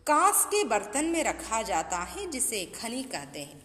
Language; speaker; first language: Hindi; non-native, local second language; Kannada